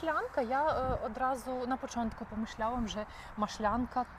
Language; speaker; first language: Polish; non-native, learner; Ukrainian